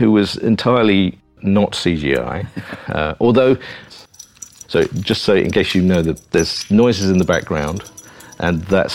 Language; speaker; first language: English; native; English